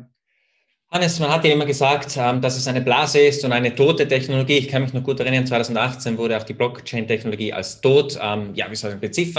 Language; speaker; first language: German; native; German